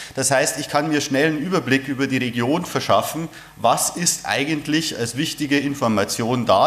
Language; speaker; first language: German; native; German